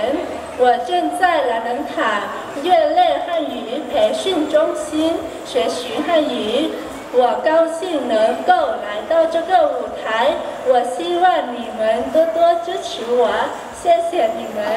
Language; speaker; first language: Chinese; non-native, learner; Hmong